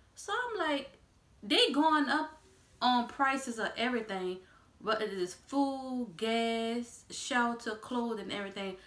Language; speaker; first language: English; native; English